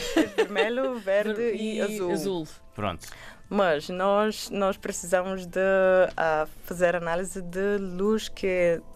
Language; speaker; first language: Portuguese; non-native, learner; Bulgarian